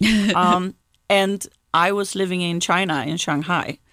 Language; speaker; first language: English; non-native, fluent; Swedish